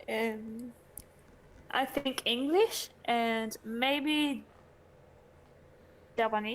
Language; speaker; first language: English; non-native, learner; Spanish